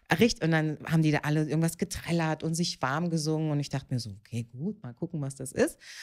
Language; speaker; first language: German; native; German